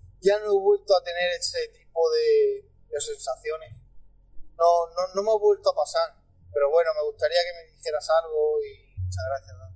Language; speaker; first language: Spanish; native; Spanish